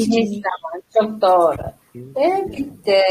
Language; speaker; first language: Turkish; non-native, fluent; Uzbek